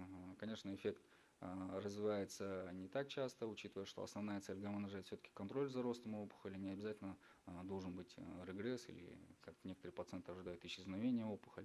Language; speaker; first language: Russian; native; Russian